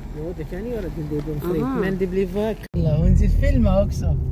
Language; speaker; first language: Swedish; non-native, learner; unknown